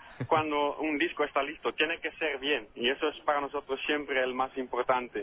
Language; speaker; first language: Spanish; non-native, learner; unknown